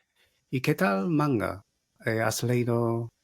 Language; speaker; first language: Spanish; non-native, fluent; Japanese